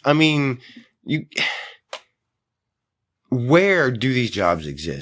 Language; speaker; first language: English; native; English